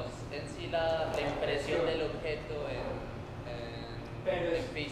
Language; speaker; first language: Spanish; native; Spanish